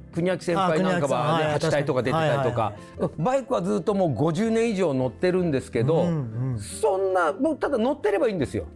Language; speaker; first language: Japanese; native; Japanese